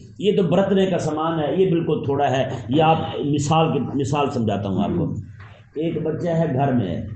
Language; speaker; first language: Urdu; non-native, local second language; Punjabi